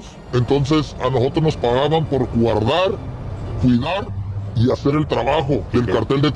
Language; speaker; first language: Spanish; native; Spanish